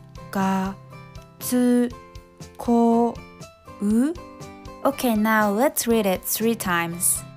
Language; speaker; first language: English; non-native, fluent; Japanese